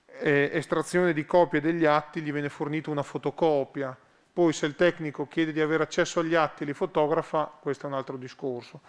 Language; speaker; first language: Italian; native; Italian